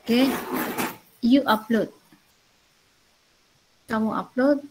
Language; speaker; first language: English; non-native, learner; Indonesian